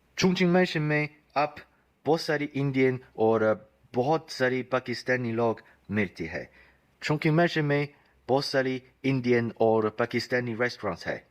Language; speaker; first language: Urdu; non-native, fluent; Chinese